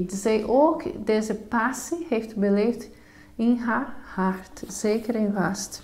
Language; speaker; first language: Dutch; non-native, fluent; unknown